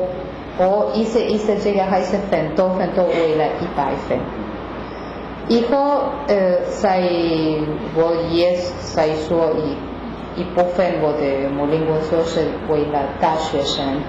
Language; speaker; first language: Chinese; non-native, learner; Spanish